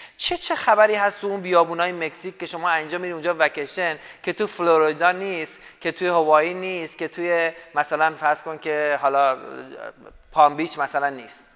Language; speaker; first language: Persian; native; Persian